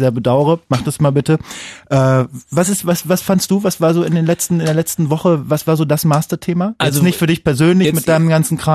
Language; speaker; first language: German; native; German